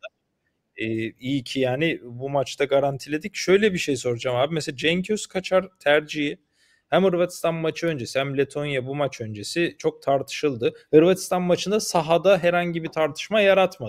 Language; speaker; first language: Turkish; native; Turkish